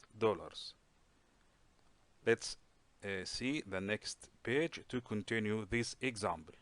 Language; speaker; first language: English; non-native, local second language; Arabic